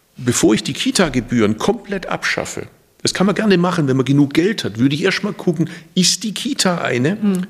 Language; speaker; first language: German; early bilingual, other home language; Turkish